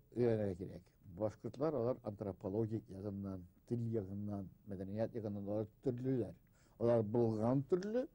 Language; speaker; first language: Tatar; non-native, local second language; Bashkir